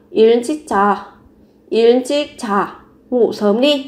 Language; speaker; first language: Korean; non-native, fluent; Vietnamese